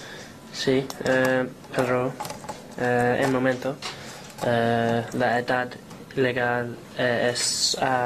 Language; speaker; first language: Spanish; non-native, learner; English